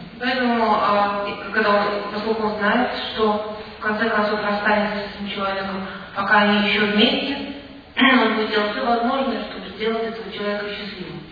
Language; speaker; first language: Russian; native; Russian